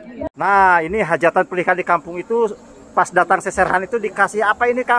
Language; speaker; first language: Indonesian; non-native, local second language; Sundanese